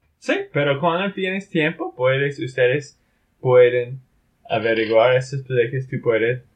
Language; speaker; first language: Spanish; non-native, learner; English